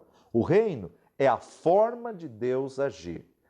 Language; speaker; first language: Portuguese; native; Portuguese